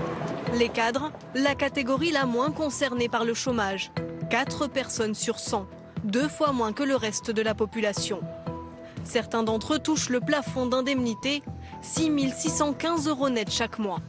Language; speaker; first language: French; native; French